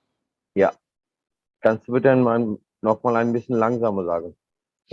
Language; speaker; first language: German; non-native, learner; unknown